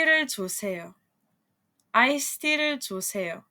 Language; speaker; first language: Korean; non-native, fluent; Serbian